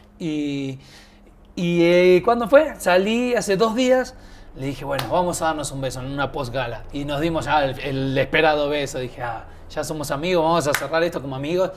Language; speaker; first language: Spanish; native; Spanish